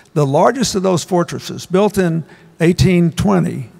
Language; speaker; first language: English; native; English